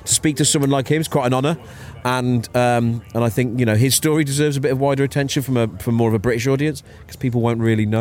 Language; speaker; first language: English; native; English